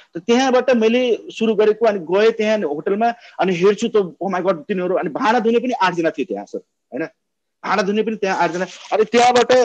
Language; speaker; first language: Nepali; non-native, local second language; Maithili